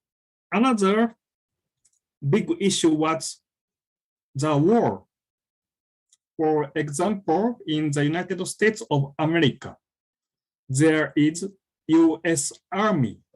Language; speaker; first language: English; non-native, fluent; Japanese